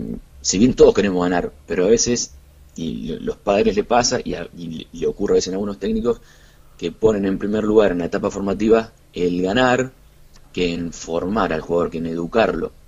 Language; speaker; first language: Spanish; native; Spanish